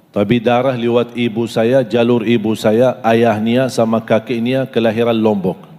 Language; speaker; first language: Indonesian; non-native, fluent; Arabic